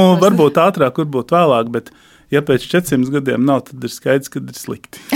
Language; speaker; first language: Latvian; native; Latvian